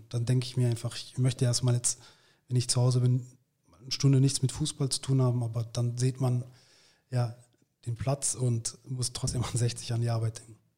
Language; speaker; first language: German; early bilingual, other home language; Turkish